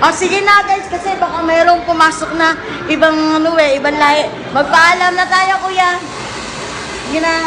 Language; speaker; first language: Filipino; native; Filipino